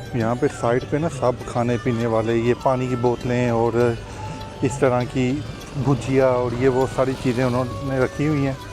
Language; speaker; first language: Urdu; native; Urdu